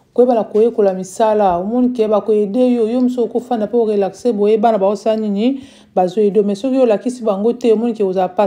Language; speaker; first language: French; non-native, local second language; Lingala